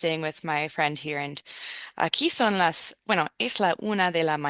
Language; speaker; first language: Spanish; non-native, fluent; English